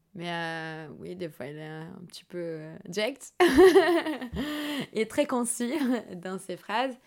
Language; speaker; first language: French; non-native, fluent; Portuguese